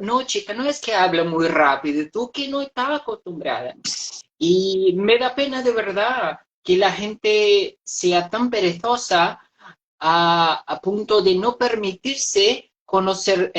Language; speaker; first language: Spanish; non-native, fluent; Portuguese